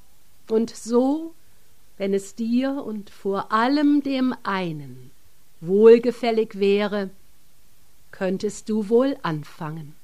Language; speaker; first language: German; native; German